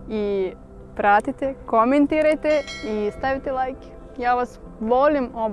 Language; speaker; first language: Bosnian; non-native, learner; Russian